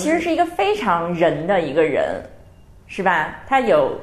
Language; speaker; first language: Chinese; native; Chinese